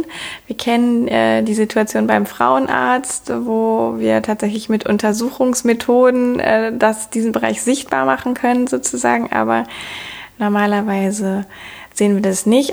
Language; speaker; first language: German; native; German